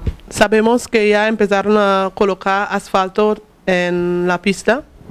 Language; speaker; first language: Spanish; non-native, fluent; English